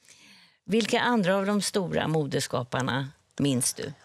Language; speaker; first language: Swedish; native; Swedish